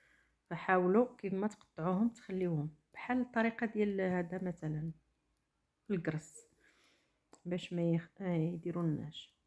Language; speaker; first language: Arabic; native; Arabic